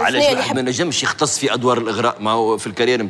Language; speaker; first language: Arabic; native; Arabic